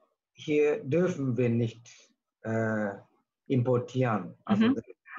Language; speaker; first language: German; non-native, learner; Tamil